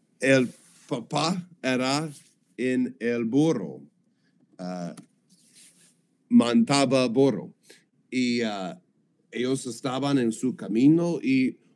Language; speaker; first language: Spanish; non-native, learner; English